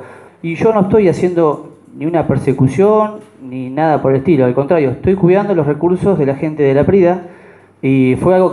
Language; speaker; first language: Spanish; native; Spanish